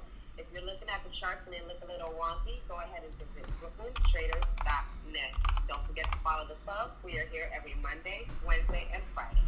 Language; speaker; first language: English; native; English